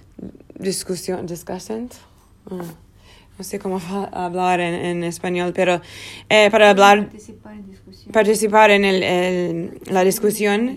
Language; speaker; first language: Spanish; non-native, learner; Portuguese